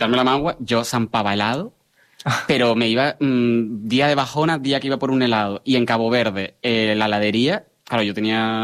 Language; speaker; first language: Spanish; native; Spanish